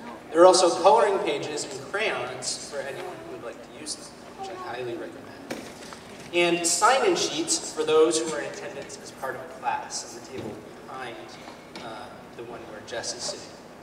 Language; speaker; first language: English; native; English